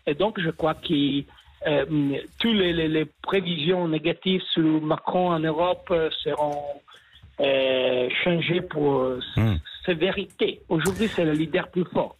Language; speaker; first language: French; non-native, fluent; Italian